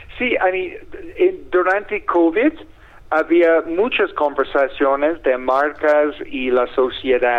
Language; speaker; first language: Spanish; non-native, fluent; English